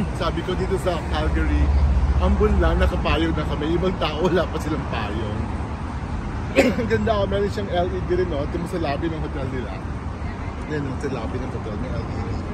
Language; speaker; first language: Filipino; native; Filipino